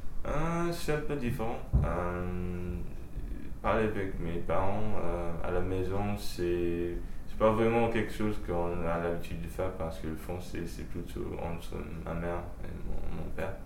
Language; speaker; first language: French; early bilingual, heritage; French